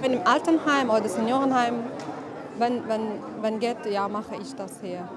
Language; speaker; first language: German; non-native, learner; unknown